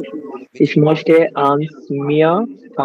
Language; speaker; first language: German; non-native, learner; Bangla